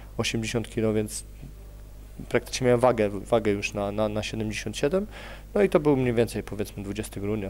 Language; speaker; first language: Polish; native; Polish